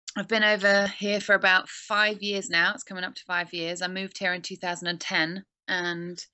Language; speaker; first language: English; native; English